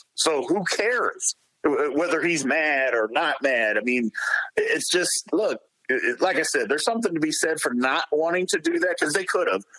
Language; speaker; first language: English; native; English